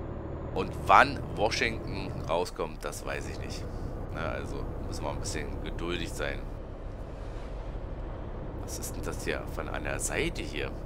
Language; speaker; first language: German; native; German